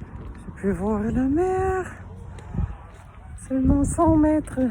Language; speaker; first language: French; non-native, fluent; German